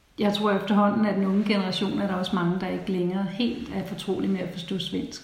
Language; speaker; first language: Danish; native; Danish